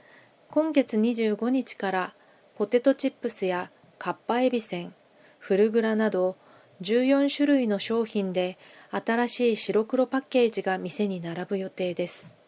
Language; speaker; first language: Japanese; non-native, fluent; Korean